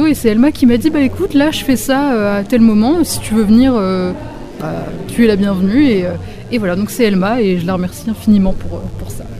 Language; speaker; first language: French; native; French